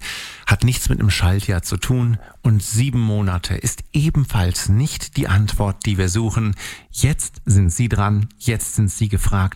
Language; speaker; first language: German; native; German